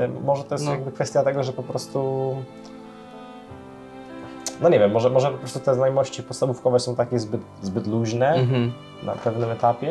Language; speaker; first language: Polish; native; Polish